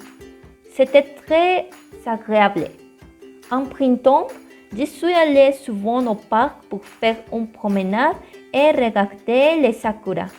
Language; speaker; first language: French; non-native, learner; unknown